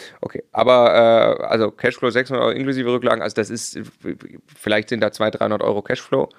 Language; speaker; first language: German; native; German